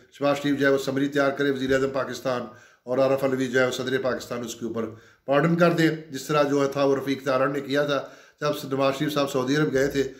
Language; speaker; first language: Urdu; non-native, local second language; Punjabi